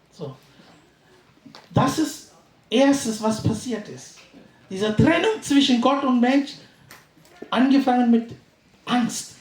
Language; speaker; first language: German; non-native, fluent; Tamil